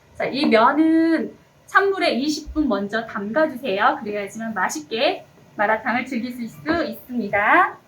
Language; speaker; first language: Korean; early bilingual, heritage; Korean